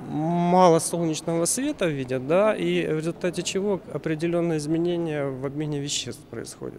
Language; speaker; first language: Russian; native; Russian